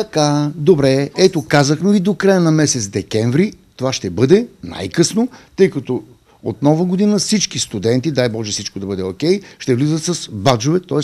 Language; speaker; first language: Bulgarian; native; Bulgarian